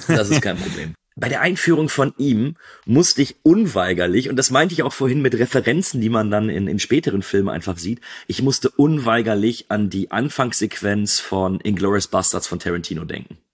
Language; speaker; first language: German; native; German